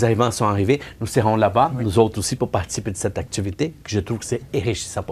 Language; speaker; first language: French; non-native, fluent; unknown